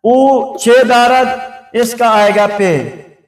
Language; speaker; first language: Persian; non-native, fluent; Urdu